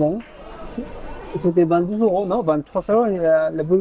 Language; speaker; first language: French; non-native, fluent; Spanish